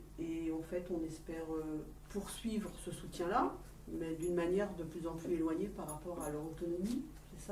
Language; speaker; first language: French; native; French